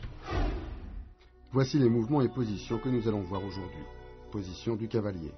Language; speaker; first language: French; non-native, fluent; Chinese